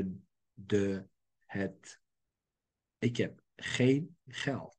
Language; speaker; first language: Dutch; non-native, fluent; Turkish